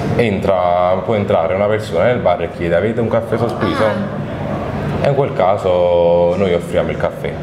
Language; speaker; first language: Italian; non-native, local second language; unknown